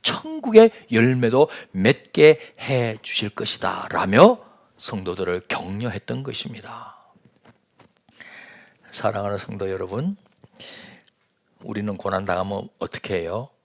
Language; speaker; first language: Korean; native; Korean